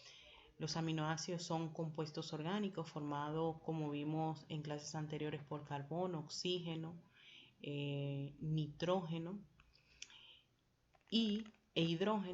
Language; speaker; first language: Spanish; native; Spanish